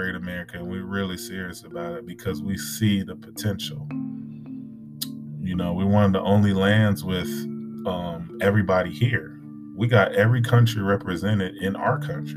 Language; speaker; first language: English; native; English